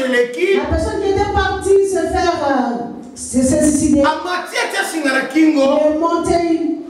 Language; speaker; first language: French; non-native, local second language; Lingala